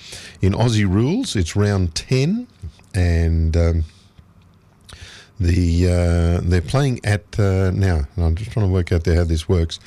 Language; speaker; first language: English; native; English